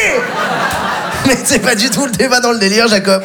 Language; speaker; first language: French; native; French